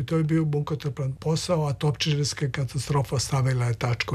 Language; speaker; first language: Serbian; native; Serbian